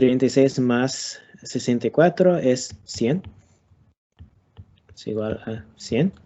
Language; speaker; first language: Spanish; non-native, learner; English